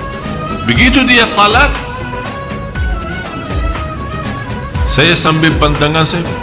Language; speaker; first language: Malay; non-native, fluent; Arabic